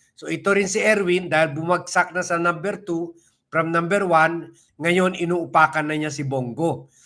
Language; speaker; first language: Filipino; native; Filipino